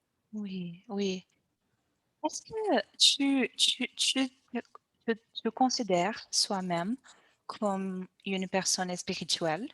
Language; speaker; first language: French; non-native, learner; Portuguese